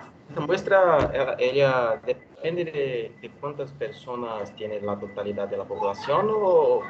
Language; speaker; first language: Spanish; non-native, learner; Portuguese